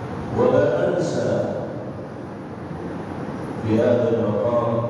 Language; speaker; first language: Arabic; non-native, fluent; Urdu